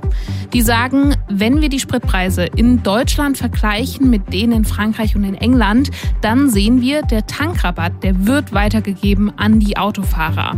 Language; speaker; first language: German; native; German